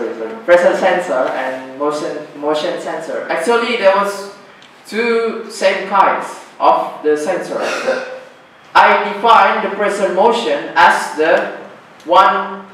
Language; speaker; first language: English; non-native, learner; Indonesian